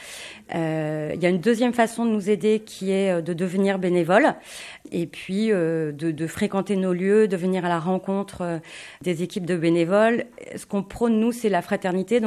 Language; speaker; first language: French; native; French